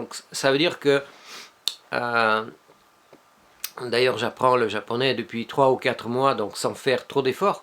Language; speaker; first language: French; non-native, fluent; Russian